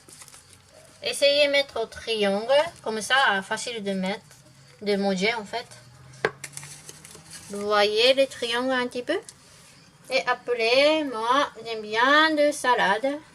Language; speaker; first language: French; non-native, learner; Japanese